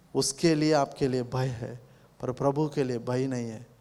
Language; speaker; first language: Hindi; non-native, local second language; Telugu